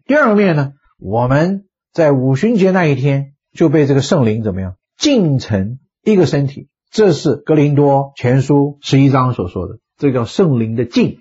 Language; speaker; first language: Chinese; native; Chinese